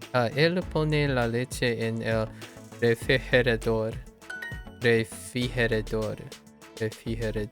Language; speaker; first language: Spanish; non-native, learner; English